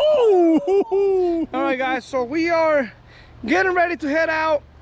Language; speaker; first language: English; early bilingual, other home language; Spanish